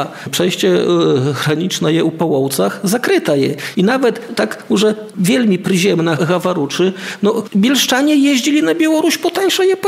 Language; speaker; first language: Polish; non-native, local second language; Belarusian